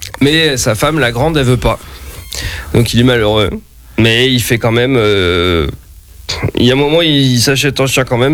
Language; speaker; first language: French; native; French